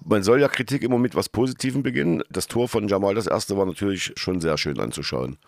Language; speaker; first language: German; native; German